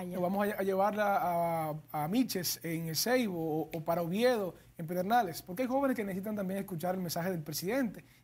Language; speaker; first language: Spanish; native; Spanish